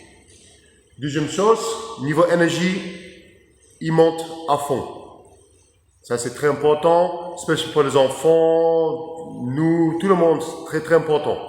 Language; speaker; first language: French; non-native, learner; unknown